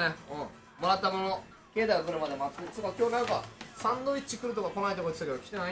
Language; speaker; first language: Japanese; native; Japanese